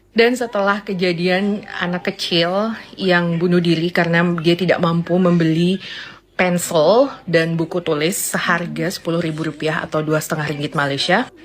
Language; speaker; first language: Indonesian; native; Indonesian